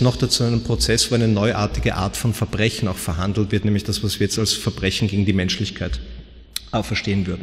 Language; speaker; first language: German; native; German